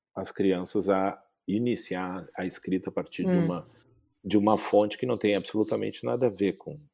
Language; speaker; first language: Portuguese; native; Portuguese